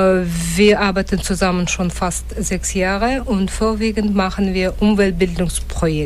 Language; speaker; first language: German; non-native, fluent; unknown